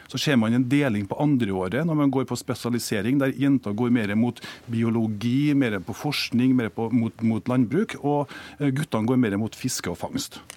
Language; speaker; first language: Norwegian; native; Norwegian